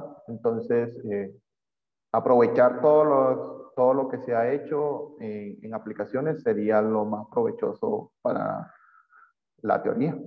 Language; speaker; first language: Spanish; native; Spanish